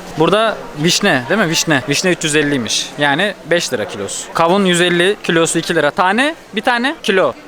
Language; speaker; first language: Turkish; native; Turkish